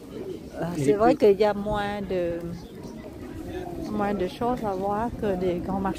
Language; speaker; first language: French; non-native, learner; Vietnamese